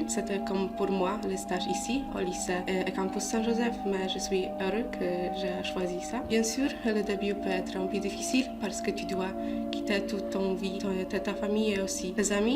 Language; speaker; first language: French; non-native, fluent; Polish